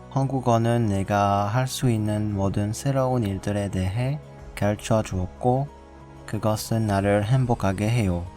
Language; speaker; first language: Korean; non-native, learner; French